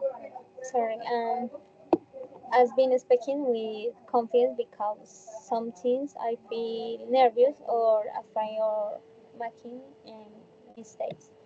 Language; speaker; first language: English; non-native, learner; Spanish